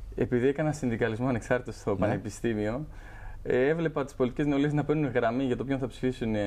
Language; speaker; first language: Greek; native; Greek